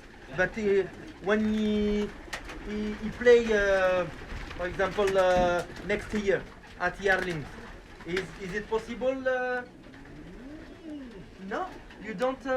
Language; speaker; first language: English; non-native, learner; French